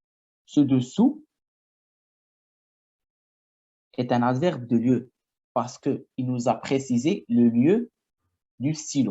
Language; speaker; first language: French; non-native, fluent; Arabic